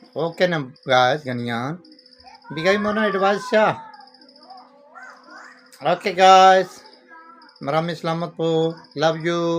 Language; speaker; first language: Filipino; non-native, learner; Punjabi